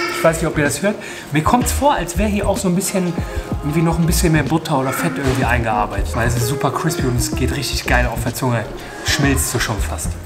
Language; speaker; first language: German; native; German